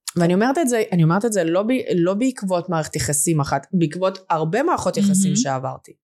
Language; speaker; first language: Hebrew; early bilingual, other home language; Russian